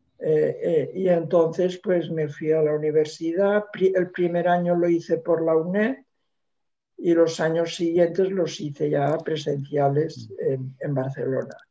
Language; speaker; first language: Spanish; non-native, local second language; Catalan